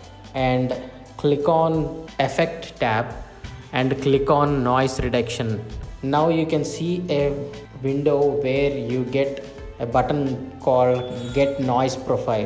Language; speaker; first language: English; non-native, local second language; Telugu